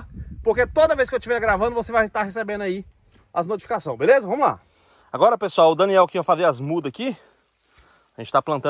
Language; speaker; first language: Portuguese; native; Portuguese